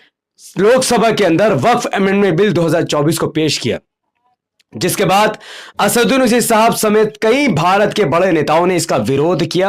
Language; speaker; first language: Hindi; native; Hindi